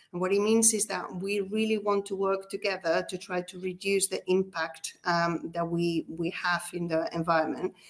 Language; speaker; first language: English; non-native, fluent; Spanish